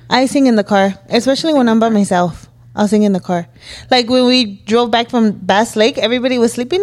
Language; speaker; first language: English; early bilingual, other home language; Spanish